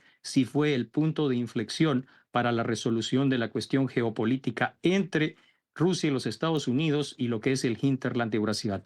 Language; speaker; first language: Spanish; native; Spanish